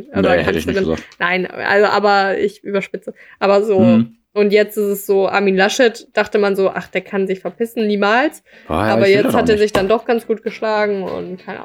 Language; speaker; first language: German; native; German